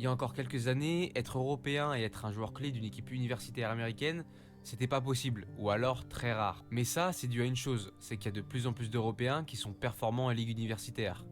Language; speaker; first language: French; native; French